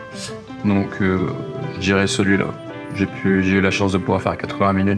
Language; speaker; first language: French; native; French